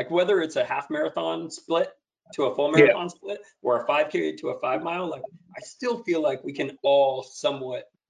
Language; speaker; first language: English; native; English